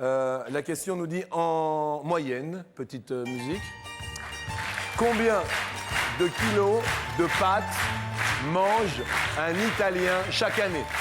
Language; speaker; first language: French; native; French